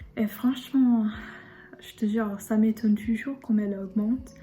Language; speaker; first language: French; non-native, fluent; English